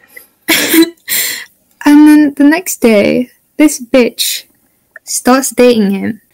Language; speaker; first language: English; native; English